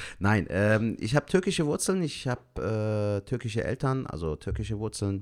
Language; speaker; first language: German; native; German